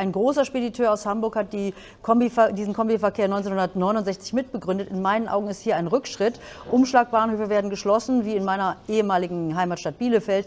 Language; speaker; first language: German; native; German